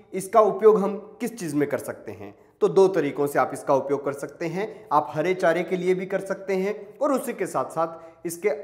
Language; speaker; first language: Hindi; native; Hindi